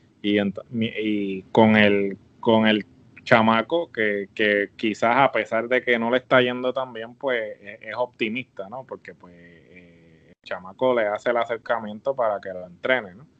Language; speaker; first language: Spanish; native; Spanish